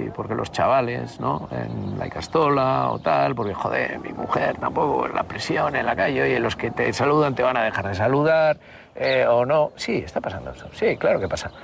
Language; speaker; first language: Spanish; native; Spanish